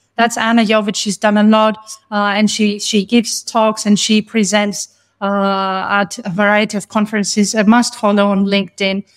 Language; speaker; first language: English; non-native, fluent; Greek